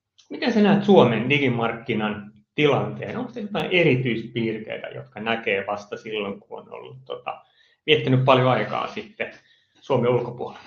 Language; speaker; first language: Finnish; native; Finnish